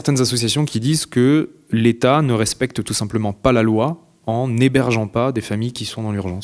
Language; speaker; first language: French; native; French